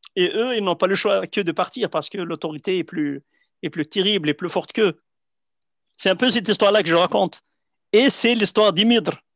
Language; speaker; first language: French; non-native, local second language; Central Atlas Tamazight